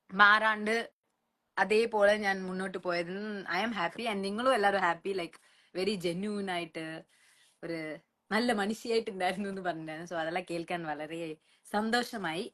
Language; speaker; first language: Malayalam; non-native, local second language; Tamil